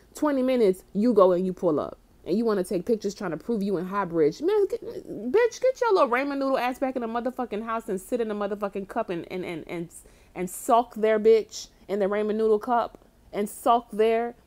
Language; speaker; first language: English; native; English